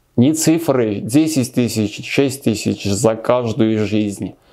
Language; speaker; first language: Russian; non-native, local second language; Armenian